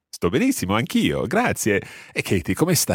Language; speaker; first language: Italian; non-native, fluent; English